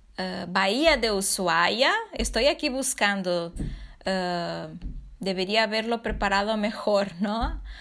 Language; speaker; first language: Spanish; non-native, fluent; Portuguese